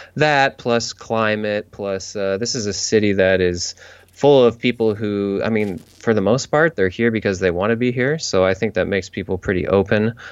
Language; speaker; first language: English; native; English